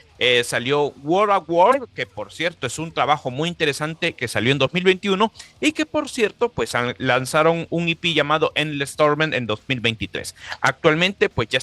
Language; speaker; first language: Spanish; native; Spanish